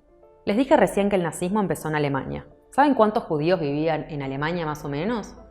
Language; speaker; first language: Spanish; native; Spanish